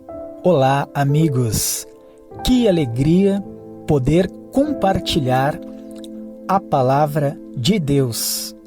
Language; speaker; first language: Portuguese; native; Portuguese